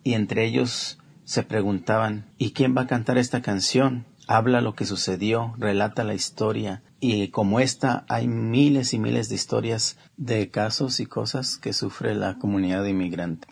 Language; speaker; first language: Spanish; native; Spanish